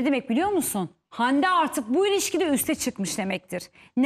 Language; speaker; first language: Turkish; native; Turkish